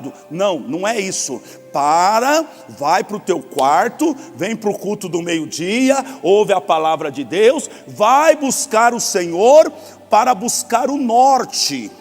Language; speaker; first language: Portuguese; native; Portuguese